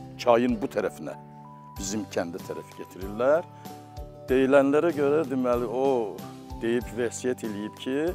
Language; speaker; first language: Azerbaijani; non-native, local second language; Lezghian